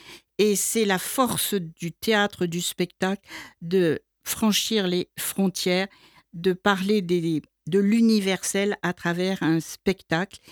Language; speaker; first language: French; native; French